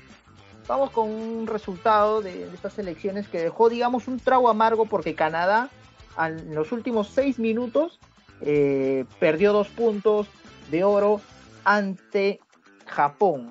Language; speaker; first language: Spanish; native; Spanish